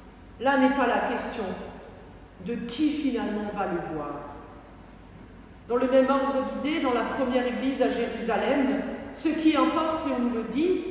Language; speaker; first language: French; native; French